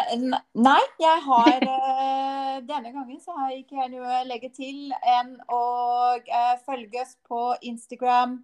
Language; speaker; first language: Norwegian; non-native, fluent; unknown